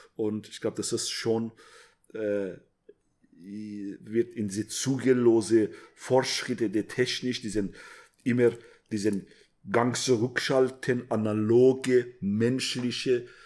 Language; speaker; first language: German; non-native, fluent; Persian